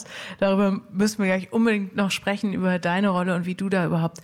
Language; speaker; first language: German; native; German